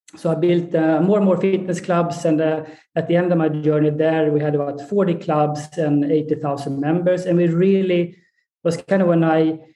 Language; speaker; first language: English; non-native, fluent; Swedish